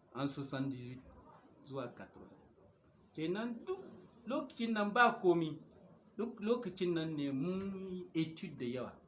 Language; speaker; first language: Hausa; non-native, local second language; Fula